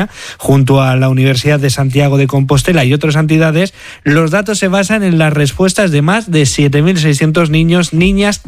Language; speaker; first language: Spanish; native; Spanish